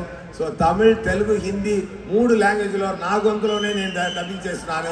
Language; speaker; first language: Telugu; non-native, learner; Tamil